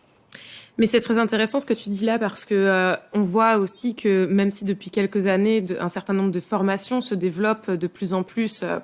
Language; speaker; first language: French; native; French